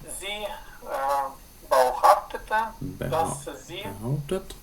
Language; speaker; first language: German; non-native, learner; Ukrainian